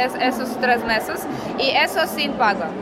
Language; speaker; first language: Spanish; non-native, learner; Russian